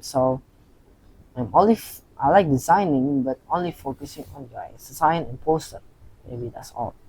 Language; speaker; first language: English; non-native, learner; Indonesian